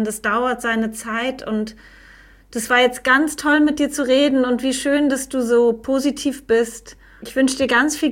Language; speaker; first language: German; native; German